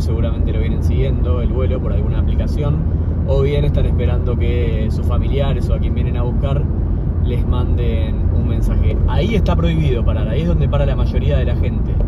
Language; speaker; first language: Spanish; native; Spanish